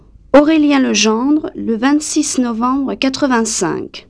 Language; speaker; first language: French; native; French